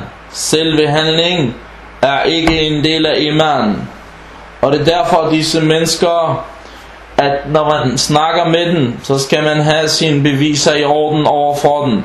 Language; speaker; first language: Danish; early bilingual, other home language; Arabic